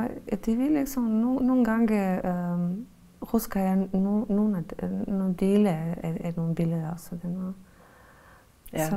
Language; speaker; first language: Danish; non-native, fluent; Bosnian